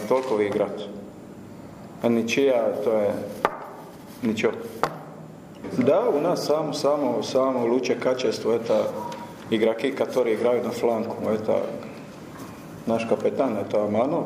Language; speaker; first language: Russian; non-native, learner; Croatian